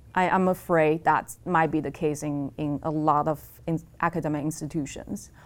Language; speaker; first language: English; non-native, fluent; Chinese